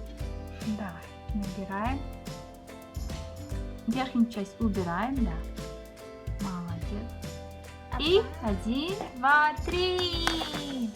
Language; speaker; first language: Russian; non-native, local second language; Kazakh